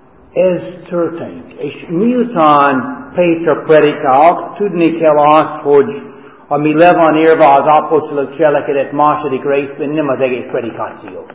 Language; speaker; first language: Hungarian; non-native, fluent; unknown